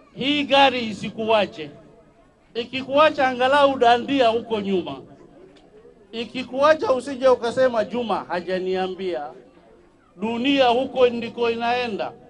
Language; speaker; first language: Swahili; non-native, local second language; Somali